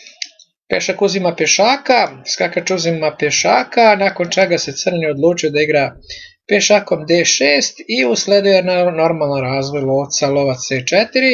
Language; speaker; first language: Serbian; native; Serbian